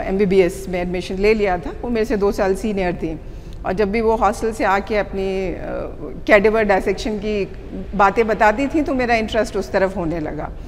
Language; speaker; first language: Hindi; native; Hindi